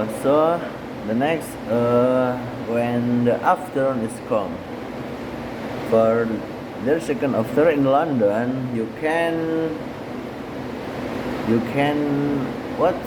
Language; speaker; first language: English; non-native, learner; Indonesian